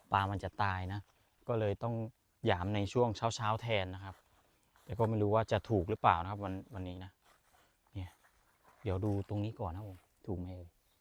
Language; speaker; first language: Thai; non-native, local second language; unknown